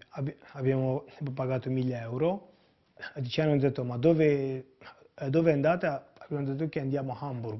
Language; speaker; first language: Italian; non-native, fluent; Kurdish